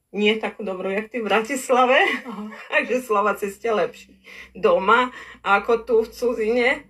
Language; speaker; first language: Slovak; native; Slovak